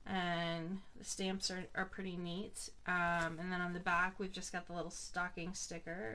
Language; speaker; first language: English; native; English